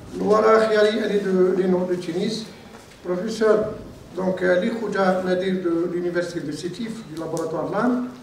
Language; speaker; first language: French; non-native, local second language; Arabic